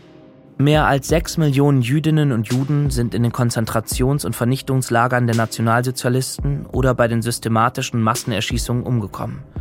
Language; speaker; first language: German; native; German